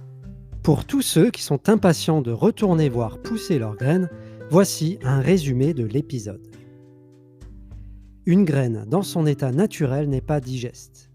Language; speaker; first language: French; native; French